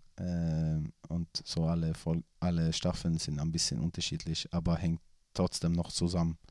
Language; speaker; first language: German; non-native, fluent; Swedish